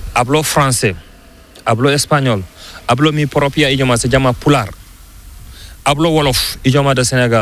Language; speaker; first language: Spanish; non-native, learner; Fula